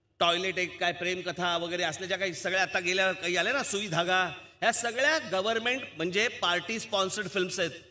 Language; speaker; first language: Marathi; native; Marathi